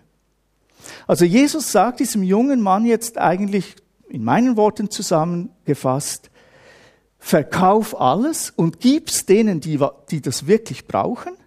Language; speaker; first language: German; native; German